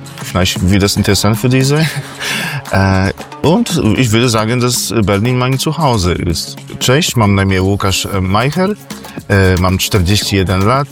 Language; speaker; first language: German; non-native, fluent; Polish